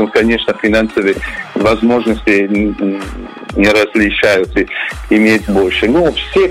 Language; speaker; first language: Russian; non-native, learner; Italian